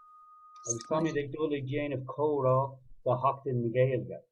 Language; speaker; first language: Irish; non-native, learner; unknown